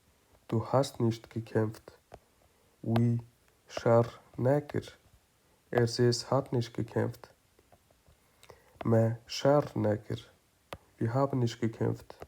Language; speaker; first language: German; non-native, fluent; Kurdish